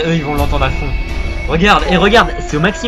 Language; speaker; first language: French; native; French